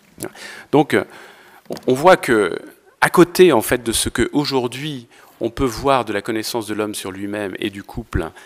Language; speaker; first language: French; native; French